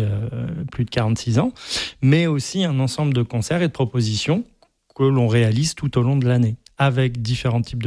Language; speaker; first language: French; native; French